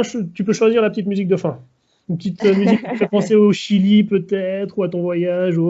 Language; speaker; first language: French; native; French